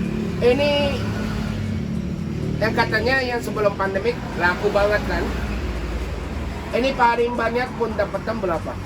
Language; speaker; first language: Indonesian; non-native, fluent; Japanese